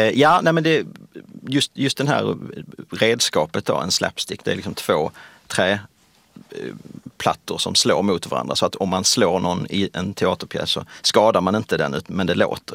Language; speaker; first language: Swedish; native; Swedish